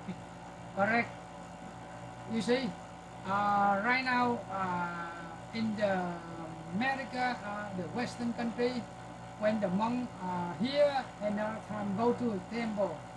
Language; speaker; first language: English; non-native, learner; Vietnamese